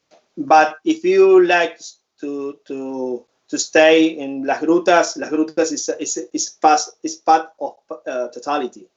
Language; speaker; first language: English; non-native, fluent; Spanish